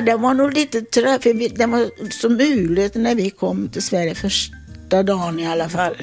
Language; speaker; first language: Swedish; non-native, fluent; Italian